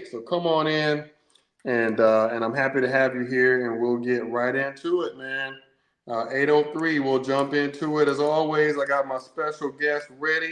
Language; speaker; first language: English; native; English